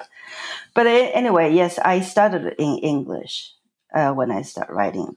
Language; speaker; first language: English; non-native, fluent; Chinese